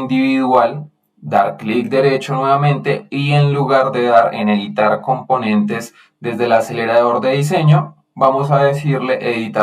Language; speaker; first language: Spanish; native; Spanish